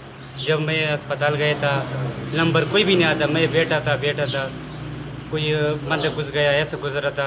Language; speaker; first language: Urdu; non-native, local second language; Pashto